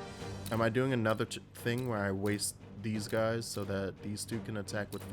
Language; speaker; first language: English; native; English